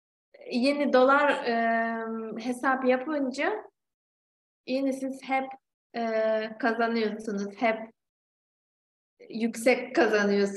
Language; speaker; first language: Turkish; non-native, fluent; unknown